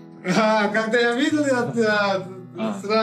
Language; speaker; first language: Russian; non-native, learner; Uzbek